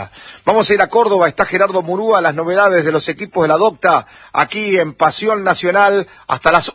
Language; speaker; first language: Spanish; native; Spanish